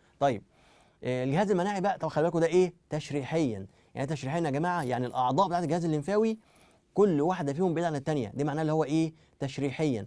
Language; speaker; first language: Arabic; native; Arabic